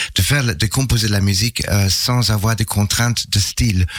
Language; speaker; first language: French; non-native, fluent; English